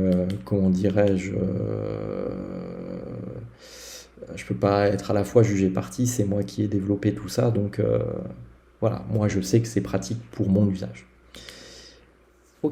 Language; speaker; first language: French; native; French